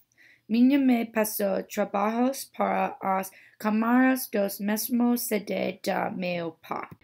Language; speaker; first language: Portuguese; non-native, learner; English